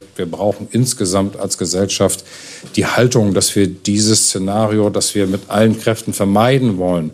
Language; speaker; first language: German; native; German